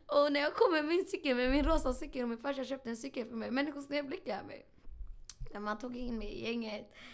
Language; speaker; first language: Swedish; early bilingual, other home language; Arabic